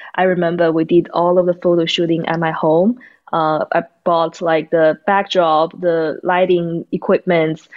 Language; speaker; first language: English; non-native, fluent; Chinese